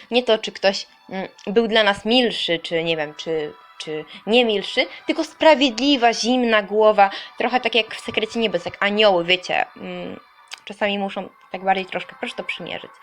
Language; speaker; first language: Polish; native; Polish